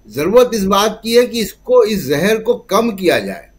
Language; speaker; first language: Hindi; native; Hindi